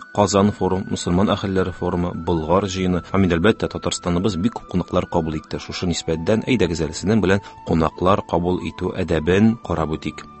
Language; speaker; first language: Tatar; native; Tatar